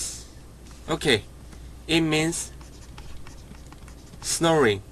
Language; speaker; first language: English; non-native, learner; Korean